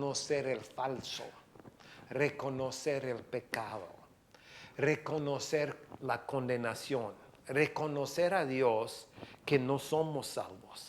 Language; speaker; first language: Spanish; non-native, fluent; English